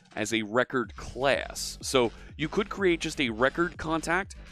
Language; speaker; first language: English; native; English